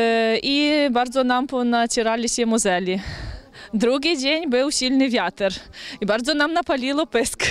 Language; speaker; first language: Polish; early bilingual, heritage; Ukrainian